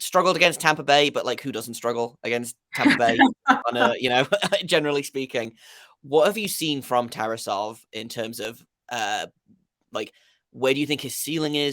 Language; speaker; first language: English; native; English